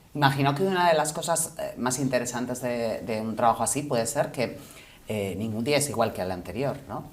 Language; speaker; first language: Spanish; native; Spanish